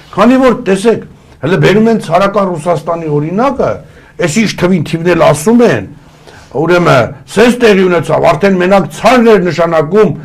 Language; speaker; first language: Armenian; early bilingual, other home language; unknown